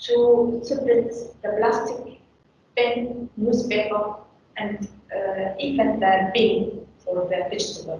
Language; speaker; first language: English; non-native, learner; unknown